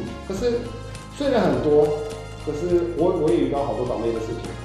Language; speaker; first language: Chinese; early bilingual, heritage; Portuguese